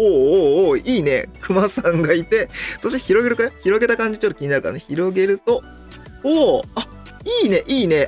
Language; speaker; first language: Japanese; native; Japanese